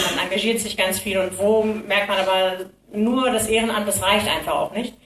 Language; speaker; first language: German; early bilingual, other home language; Kurdish